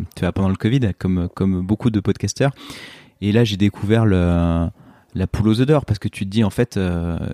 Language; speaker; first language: French; native; French